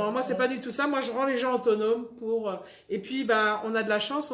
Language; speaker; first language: French; native; French